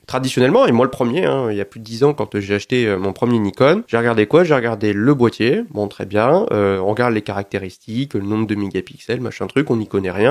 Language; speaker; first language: French; native; French